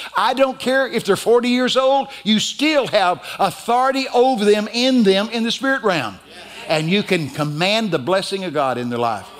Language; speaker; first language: English; native; English